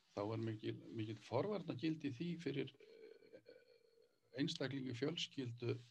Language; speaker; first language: Icelandic; native; Icelandic